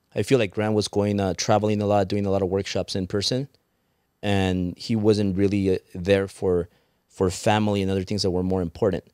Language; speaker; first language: English; early bilingual, other home language; Spanish